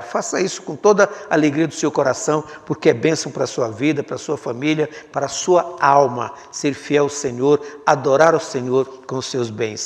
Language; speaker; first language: Portuguese; native; Portuguese